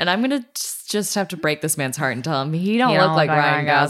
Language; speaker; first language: English; native; English